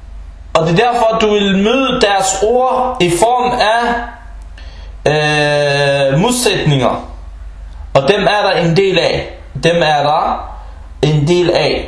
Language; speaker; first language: Danish; early bilingual, other home language; Arabic